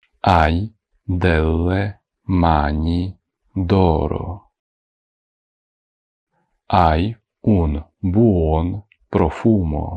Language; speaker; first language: Italian; non-native, fluent; Ukrainian